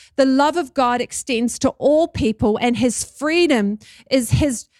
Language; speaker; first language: English; native; English